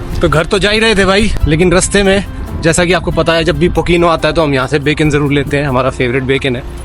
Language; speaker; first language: Hindi; native; Hindi